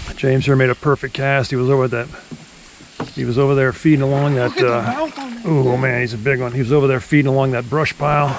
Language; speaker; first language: English; native; English